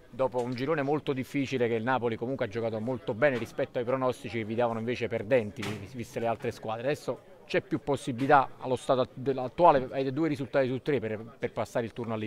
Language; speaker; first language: Italian; native; Italian